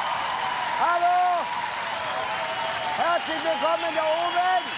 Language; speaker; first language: German; native; German